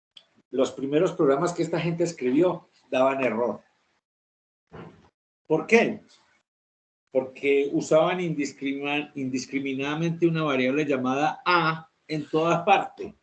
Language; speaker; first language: Spanish; native; Spanish